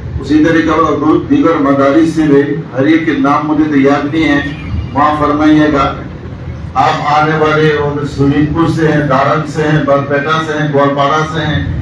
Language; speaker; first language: Urdu; non-native, local second language; Bangla